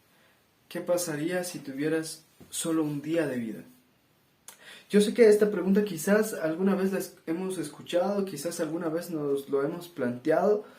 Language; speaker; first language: Spanish; native; Spanish